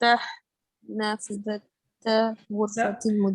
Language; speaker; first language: Arabic; non-native, learner; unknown